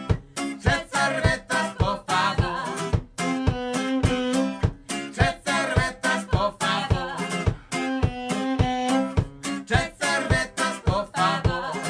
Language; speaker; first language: Spanish; non-native, learner; English